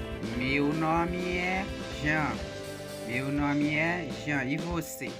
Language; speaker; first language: Portuguese; non-native, learner; Haitian Creole